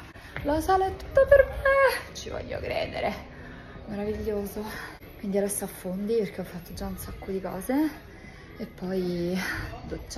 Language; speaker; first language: Italian; native; Italian